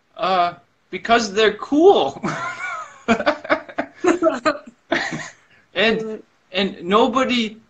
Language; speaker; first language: English; native; English